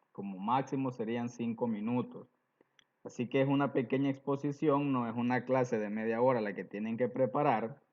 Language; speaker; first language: Spanish; native; Spanish